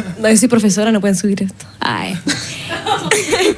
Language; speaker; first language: Spanish; native; Spanish